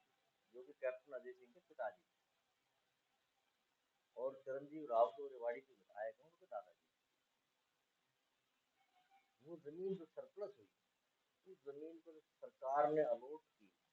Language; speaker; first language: Hindi; native; Hindi